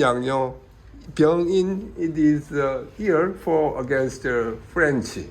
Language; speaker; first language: English; non-native, learner; Korean